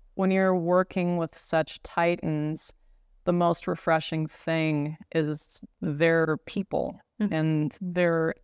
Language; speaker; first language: English; native; English